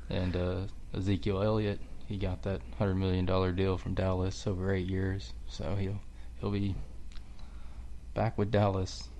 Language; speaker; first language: English; native; English